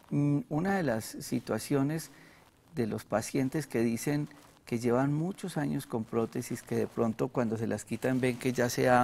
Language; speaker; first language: Spanish; native; Spanish